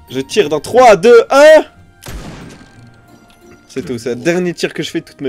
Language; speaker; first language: French; native; French